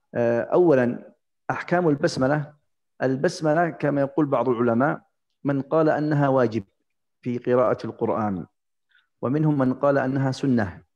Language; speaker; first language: Arabic; native; Arabic